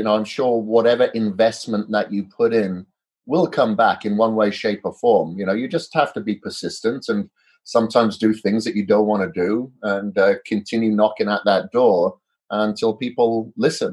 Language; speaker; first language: English; native; English